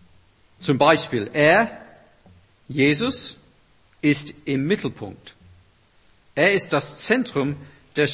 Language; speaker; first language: German; non-native, fluent; English